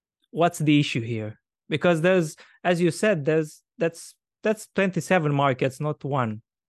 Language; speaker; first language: English; non-native, fluent; Romanian